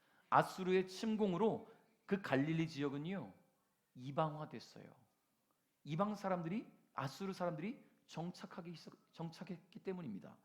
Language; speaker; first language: Korean; native; Korean